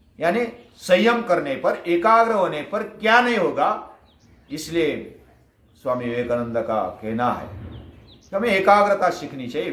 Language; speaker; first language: Hindi; non-native, local second language; Marathi